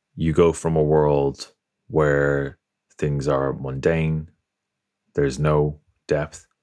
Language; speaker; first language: English; native; English